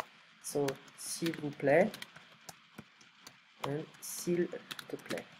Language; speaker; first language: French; non-native, fluent; English